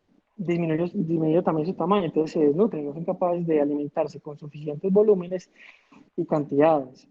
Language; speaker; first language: Spanish; native; Spanish